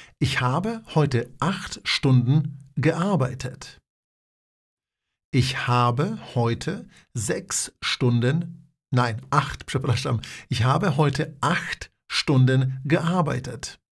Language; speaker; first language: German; non-native, fluent; Polish